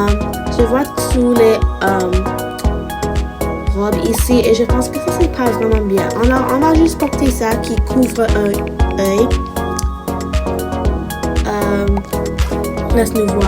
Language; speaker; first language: French; non-native, learner; English